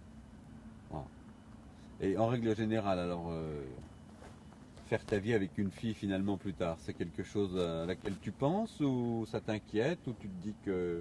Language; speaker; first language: French; native; French